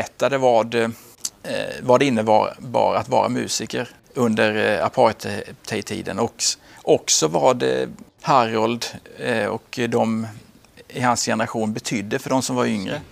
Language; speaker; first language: Swedish; native; Swedish